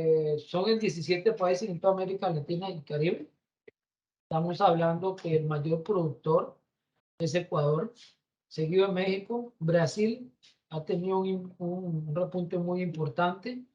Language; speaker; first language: Spanish; native; Spanish